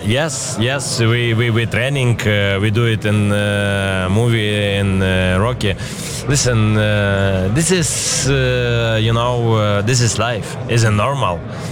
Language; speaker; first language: English; non-native, learner; Ukrainian